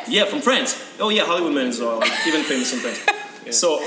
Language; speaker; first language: English; non-native, learner; French